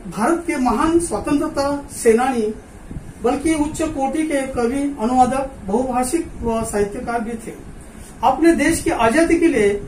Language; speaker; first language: Hindi; non-native, local second language; Marathi